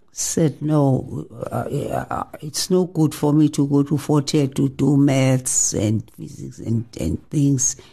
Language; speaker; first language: English; non-native, local second language; Xhosa